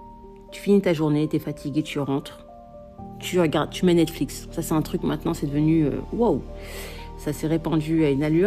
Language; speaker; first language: French; native; French